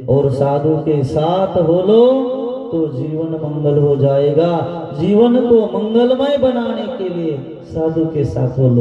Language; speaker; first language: Hindi; non-native, local second language; Marathi